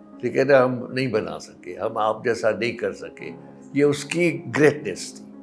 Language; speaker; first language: Urdu; non-native, local second language; Sindhi